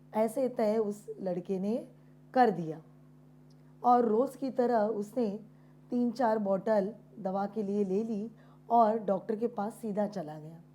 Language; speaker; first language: Hindi; non-native, local second language; Marathi